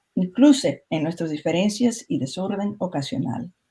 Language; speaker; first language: Spanish; early bilingual, other home language; English